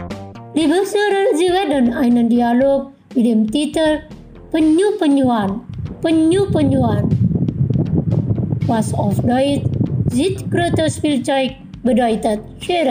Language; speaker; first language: German; non-native, fluent; Indonesian